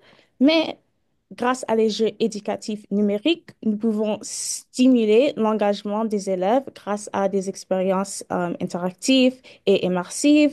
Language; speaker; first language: French; early bilingual, heritage; French